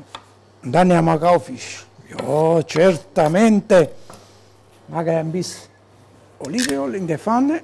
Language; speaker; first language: German; non-native, learner; Italian